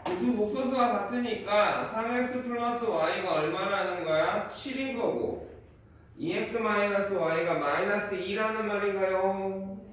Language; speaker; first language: Korean; native; Korean